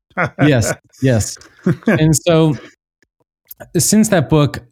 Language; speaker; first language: English; native; English